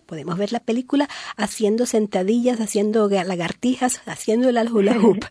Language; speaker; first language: Spanish; native; Spanish